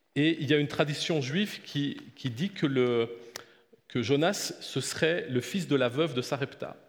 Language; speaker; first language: French; native; French